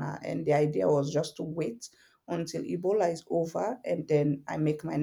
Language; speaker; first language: English; non-native, local second language; Fula